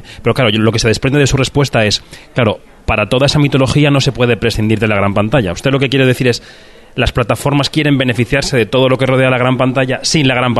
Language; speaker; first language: Spanish; native; Spanish